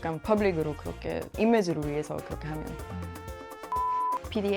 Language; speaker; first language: Korean; non-native, fluent; Swedish